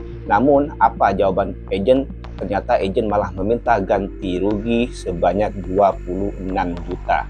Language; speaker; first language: Indonesian; native; Indonesian